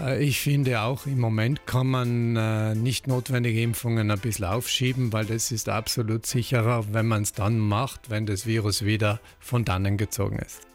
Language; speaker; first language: German; native; German